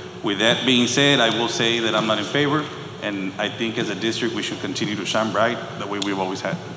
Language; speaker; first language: English; early bilingual, other home language; Spanish